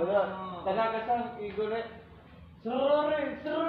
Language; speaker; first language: Japanese; non-native, learner; Filipino